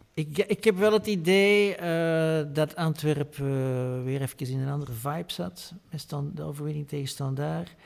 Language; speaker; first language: Dutch; native; Dutch